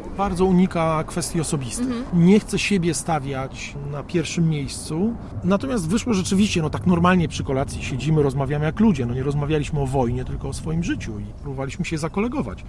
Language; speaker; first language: Polish; native; Polish